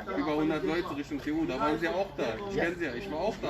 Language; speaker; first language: German; native; German